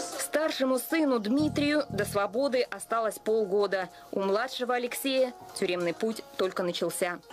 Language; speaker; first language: Russian; native; Russian